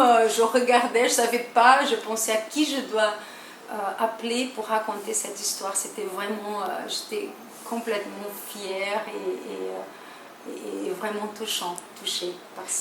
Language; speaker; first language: French; non-native, fluent; Portuguese